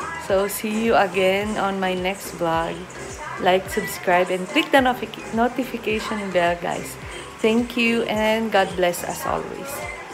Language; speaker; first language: English; non-native, local second language; Filipino